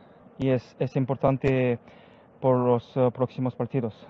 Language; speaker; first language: Spanish; non-native, learner; French